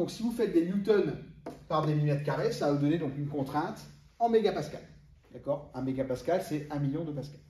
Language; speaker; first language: French; native; French